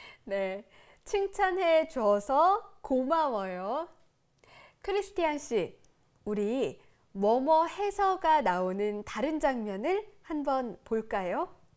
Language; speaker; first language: Korean; native; Korean